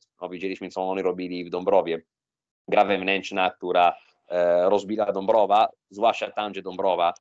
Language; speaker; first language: Polish; non-native, fluent; Italian